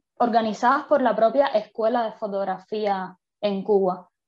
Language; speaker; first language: Spanish; native; Spanish